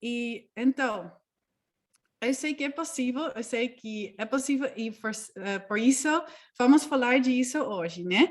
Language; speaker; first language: Portuguese; non-native, fluent; Dutch